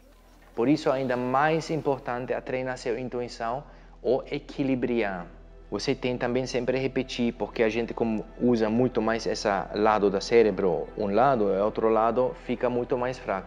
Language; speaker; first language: Portuguese; non-native, learner; German